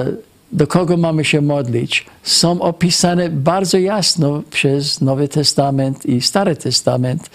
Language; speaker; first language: Polish; non-native, fluent; English